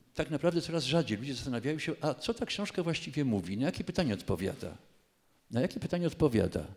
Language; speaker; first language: Polish; native; Polish